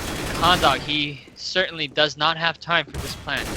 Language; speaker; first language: English; native; English